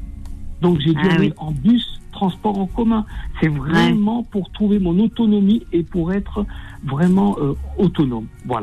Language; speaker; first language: French; native; French